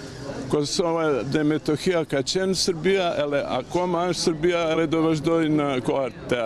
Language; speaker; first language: Albanian; non-native, learner; Serbian